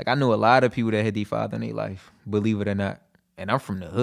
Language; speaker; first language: English; native; English